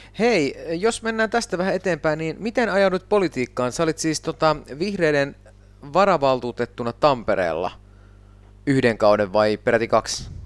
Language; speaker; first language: Finnish; native; Finnish